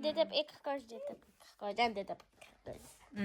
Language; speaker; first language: Dutch; early bilingual, other home language; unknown